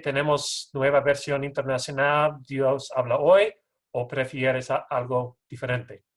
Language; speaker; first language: Spanish; non-native, learner; English